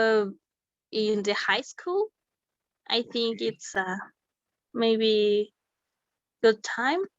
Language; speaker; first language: English; non-native, learner; Spanish